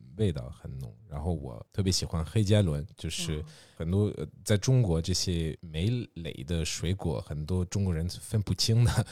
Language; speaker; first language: Chinese; non-native, fluent; French